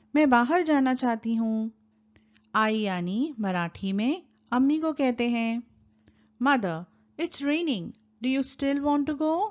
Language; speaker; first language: Urdu; native; Urdu